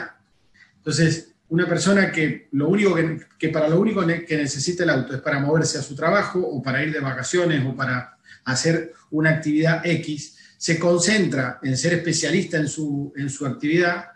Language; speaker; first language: Spanish; native; Spanish